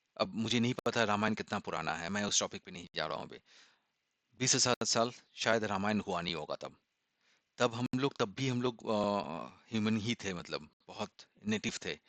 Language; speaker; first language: Hindi; non-native, local second language; Assamese